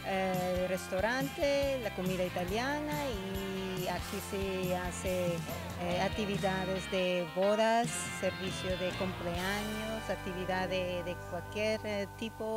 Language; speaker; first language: Spanish; non-native, learner; Italian